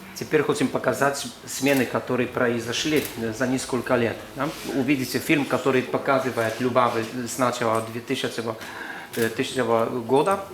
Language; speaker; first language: Russian; non-native, fluent; Polish